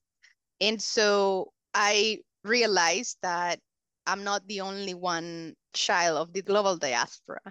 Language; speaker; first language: English; non-native, fluent; Spanish